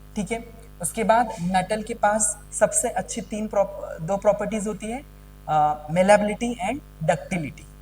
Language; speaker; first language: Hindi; native; Hindi